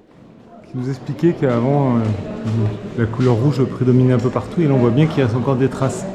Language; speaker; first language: French; native; French